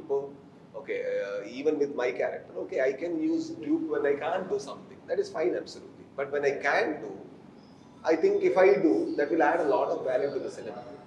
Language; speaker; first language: Malayalam; non-native, learner; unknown